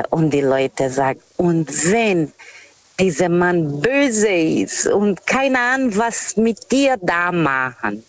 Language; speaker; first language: German; non-native, fluent; Portuguese